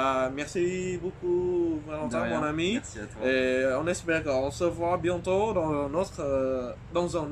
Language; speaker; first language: French; non-native, fluent; Vietnamese